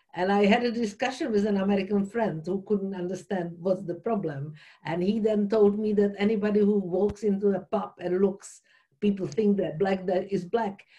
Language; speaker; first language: English; non-native, fluent; Czech